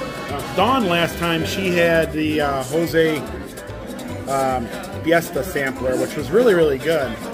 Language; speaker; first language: English; native; English